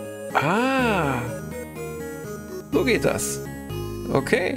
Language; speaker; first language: German; native; German